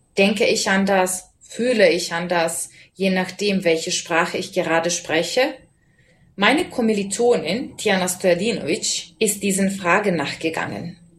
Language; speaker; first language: German; non-native, fluent; Serbian